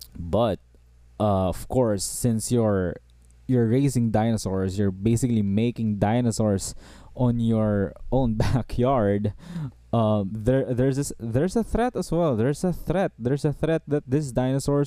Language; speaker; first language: English; non-native, local second language; Filipino